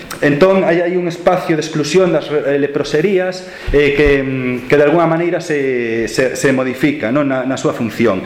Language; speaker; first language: Galician; non-native, local second language; Spanish